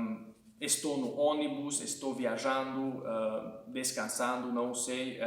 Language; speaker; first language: Portuguese; non-native, fluent; Hungarian